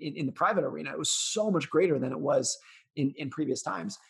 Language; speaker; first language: English; native; English